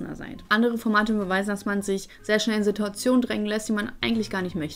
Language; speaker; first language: German; native; German